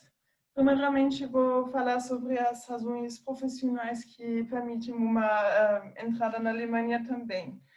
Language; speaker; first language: Portuguese; non-native, fluent; German